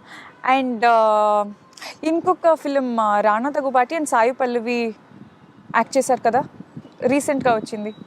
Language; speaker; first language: Telugu; non-native, fluent; Kannada